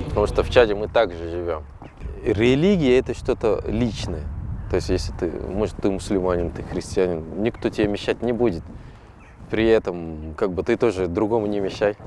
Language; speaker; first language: Russian; non-native, fluent; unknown